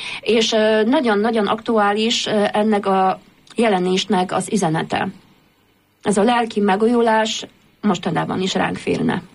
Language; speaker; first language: Hungarian; non-native, fluent; Polish